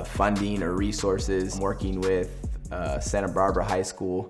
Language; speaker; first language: English; native; English